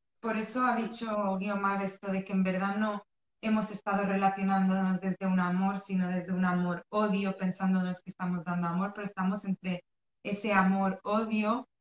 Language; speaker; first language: Spanish; early bilingual, other home language; Arabic